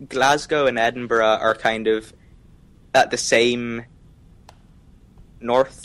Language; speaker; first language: English; native; English